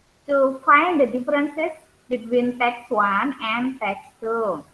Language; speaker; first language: English; non-native, learner; Indonesian